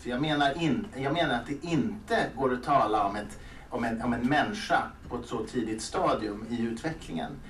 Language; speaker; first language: Swedish; native; Swedish